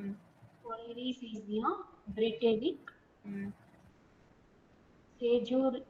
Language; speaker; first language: French; non-native, learner; Tamil